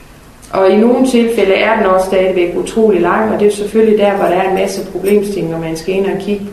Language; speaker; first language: Danish; native; Danish